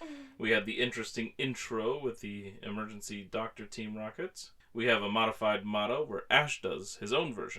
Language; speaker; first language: English; native; English